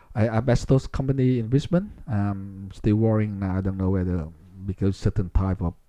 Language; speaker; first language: English; non-native, fluent; Vietnamese